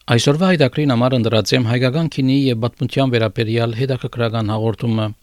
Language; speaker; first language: Armenian; native; Armenian